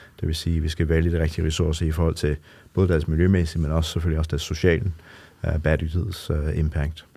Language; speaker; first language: Danish; non-native, fluent; English